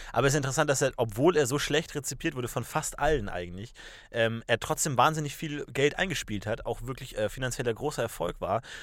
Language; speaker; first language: German; native; German